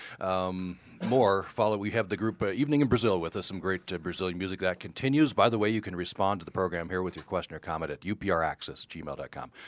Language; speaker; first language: English; native; English